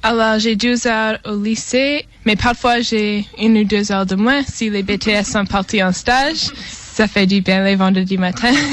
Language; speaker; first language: French; non-native, fluent; English